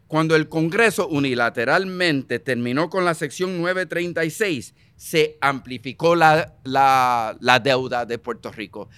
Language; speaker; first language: Spanish; early bilingual, heritage; Spanish